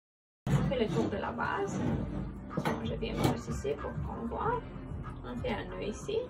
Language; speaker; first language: French; non-native, fluent; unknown